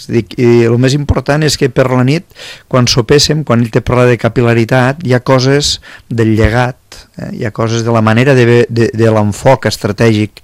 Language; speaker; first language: Catalan; native; Catalan